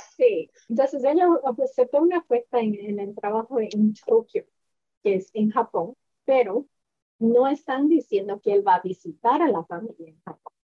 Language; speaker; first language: Spanish; early bilingual, heritage; Spanish